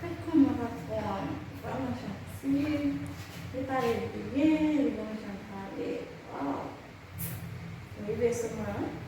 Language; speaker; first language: Portuguese; non-native, learner; Haitian Creole